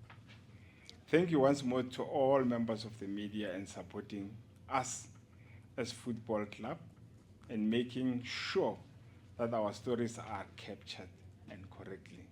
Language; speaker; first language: English; non-native, local second language; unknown